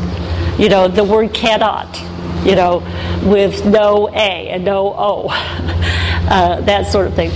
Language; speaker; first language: English; native; English